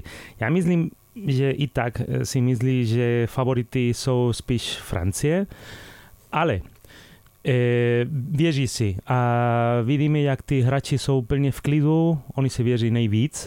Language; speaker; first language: Czech; non-native, fluent; Spanish